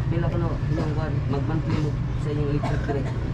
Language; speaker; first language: Japanese; non-native, learner; Cebuano